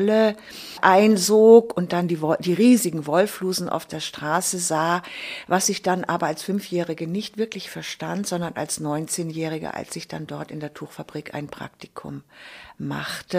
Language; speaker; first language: German; native; German